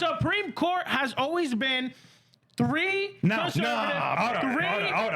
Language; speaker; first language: English; early bilingual, other home language; Spanish